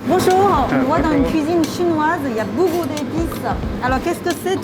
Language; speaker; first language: French; non-native, fluent; Chinese